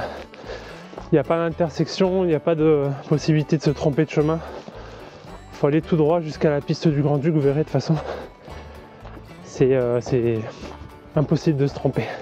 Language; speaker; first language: French; native; French